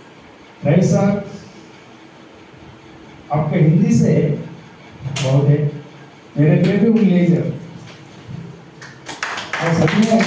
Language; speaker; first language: Hindi; non-native, local second language; Telugu